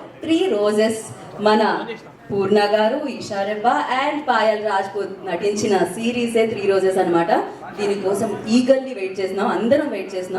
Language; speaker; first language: Telugu; native; Telugu